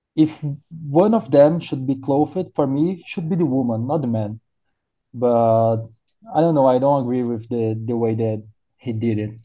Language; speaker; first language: English; non-native, learner; Portuguese